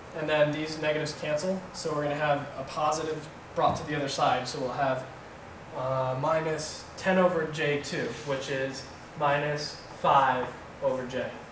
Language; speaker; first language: English; native; English